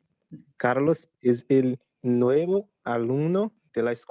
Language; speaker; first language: Spanish; non-native, learner; Portuguese